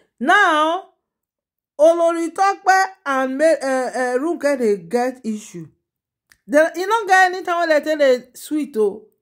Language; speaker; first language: Nigerian Pidgin; non-native, local second language; Yoruba